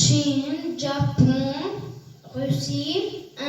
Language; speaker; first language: French; non-native, learner; Arabic